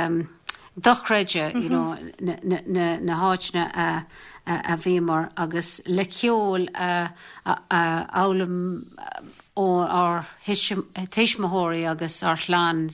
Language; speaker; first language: Irish; non-native, local second language; English